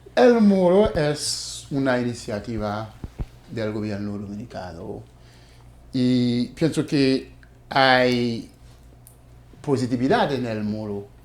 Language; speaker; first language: Spanish; non-native, fluent; Haitian Creole